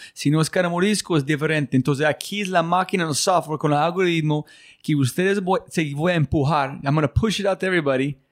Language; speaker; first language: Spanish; non-native, learner; English